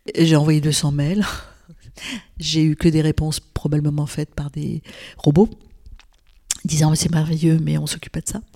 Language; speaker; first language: French; non-native, local second language; Arabic